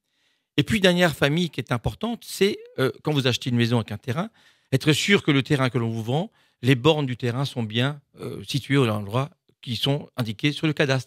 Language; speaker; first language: French; native; French